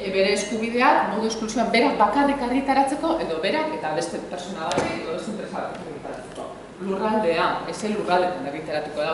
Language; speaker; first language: Basque; native; Basque